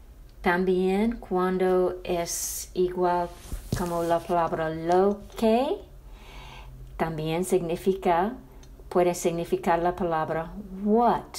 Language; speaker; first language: Spanish; non-native, fluent; English